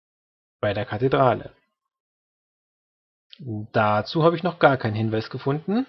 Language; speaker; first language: German; native; German